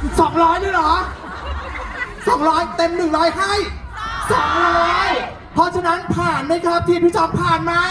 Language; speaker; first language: Thai; native; Thai